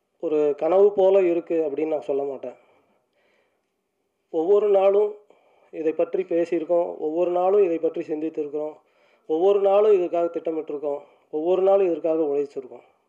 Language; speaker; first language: Tamil; native; Tamil